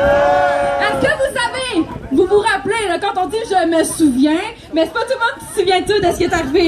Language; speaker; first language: French; native; French